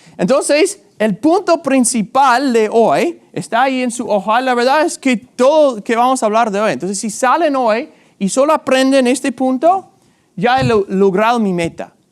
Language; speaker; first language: Spanish; non-native, fluent; English